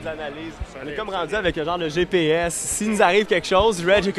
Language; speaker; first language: French; native; French